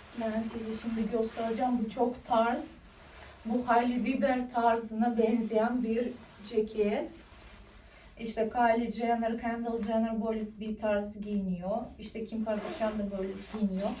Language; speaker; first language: Turkish; non-native, fluent; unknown